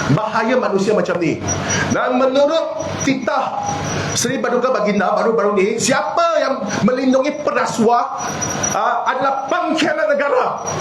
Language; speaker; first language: Malay; non-native, local second language; Chinese